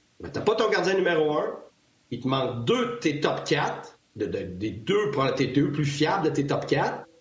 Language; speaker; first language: French; native; French